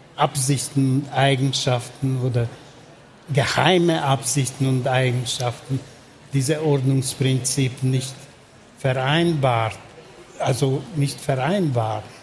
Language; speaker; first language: German; non-native, fluent; Hungarian